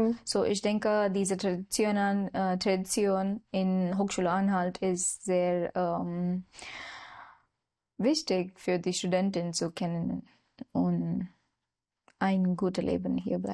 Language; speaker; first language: German; non-native, learner; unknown